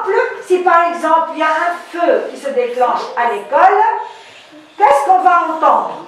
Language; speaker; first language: French; non-native, local second language; Arabic